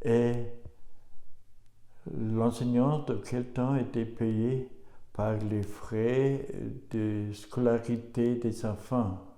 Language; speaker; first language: French; non-native, learner; German